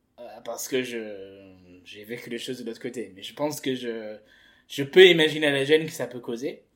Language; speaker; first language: French; early bilingual, heritage; French